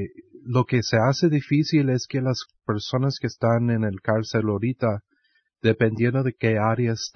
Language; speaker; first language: Spanish; early bilingual, heritage; Spanish